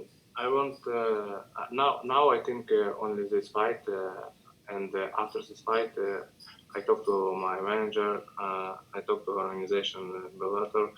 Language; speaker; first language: English; non-native, learner; Russian